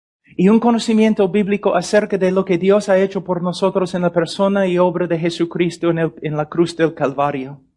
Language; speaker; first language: Spanish; non-native, fluent; English